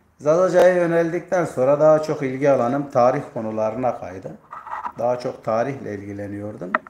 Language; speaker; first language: Turkish; non-native, local second language; Zaza